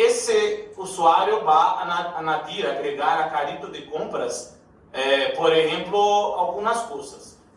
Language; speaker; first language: Spanish; non-native, learner; Portuguese